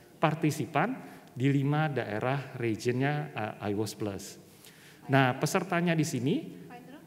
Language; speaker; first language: Indonesian; native; Indonesian